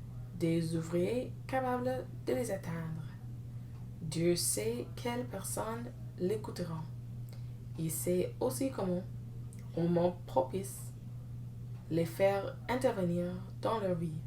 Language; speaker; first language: French; non-native, learner; English